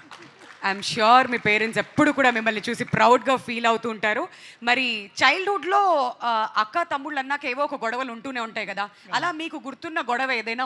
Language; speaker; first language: Telugu; native; Telugu